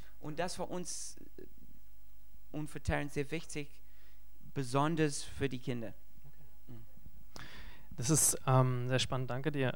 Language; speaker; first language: German; non-native, fluent; English